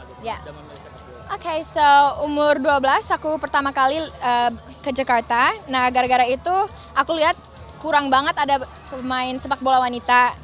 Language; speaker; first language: Indonesian; early bilingual, other home language; English